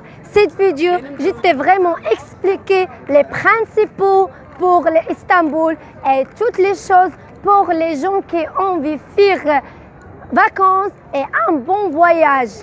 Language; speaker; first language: French; non-native, learner; Arabic